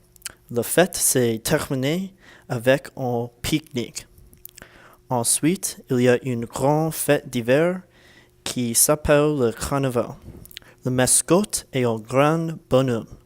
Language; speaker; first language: French; non-native, learner; English